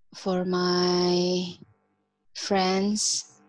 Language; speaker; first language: English; non-native, fluent; Indonesian